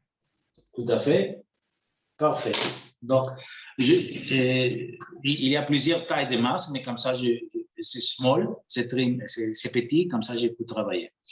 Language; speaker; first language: French; non-native, fluent; Spanish